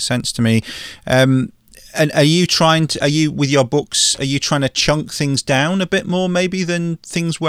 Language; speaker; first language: English; native; English